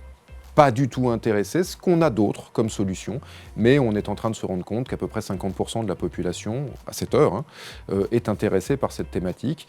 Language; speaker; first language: French; native; French